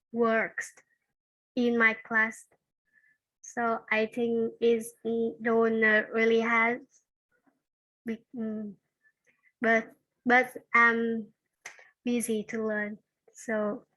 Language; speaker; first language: English; non-native, learner; Vietnamese